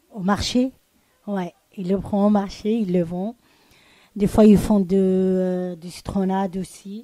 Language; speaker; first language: French; non-native, learner; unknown